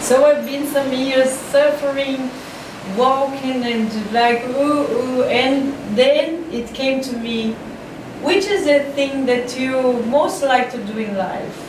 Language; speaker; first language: English; non-native, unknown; Portuguese